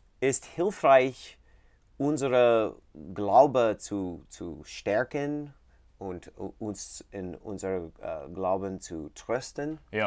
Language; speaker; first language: German; non-native, learner; English